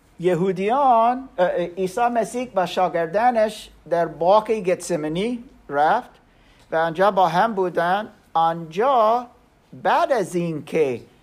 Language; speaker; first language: Persian; non-native, learner; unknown